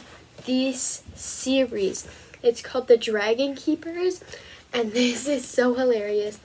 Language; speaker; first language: English; native; English